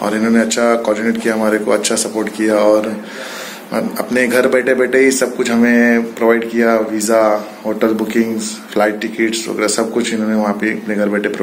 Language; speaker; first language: Hindi; native; Hindi